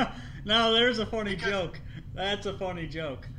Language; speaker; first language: English; native; English